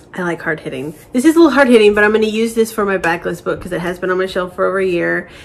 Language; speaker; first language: English; native; English